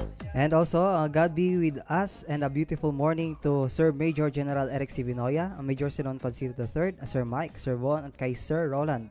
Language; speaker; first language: English; non-native, local second language; Filipino